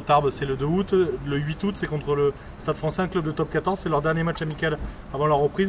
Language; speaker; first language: French; native; French